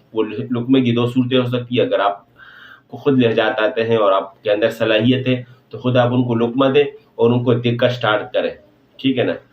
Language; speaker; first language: Urdu; non-native, local second language; Pashto